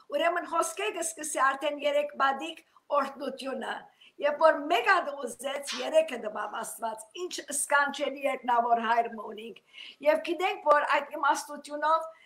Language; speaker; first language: Armenian; early bilingual, heritage; Armenian